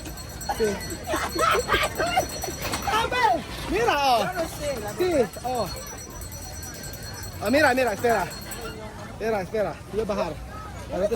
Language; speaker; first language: Spanish; non-native, learner; Filipino